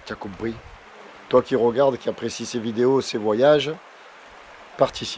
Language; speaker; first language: French; native; French